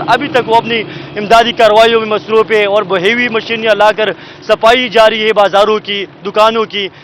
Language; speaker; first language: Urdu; non-native, local second language; Pashto